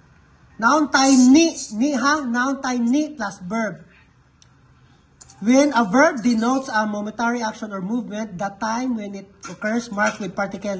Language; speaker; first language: English; non-native, local second language; Filipino